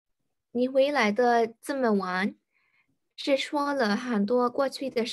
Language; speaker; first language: Chinese; non-native, learner; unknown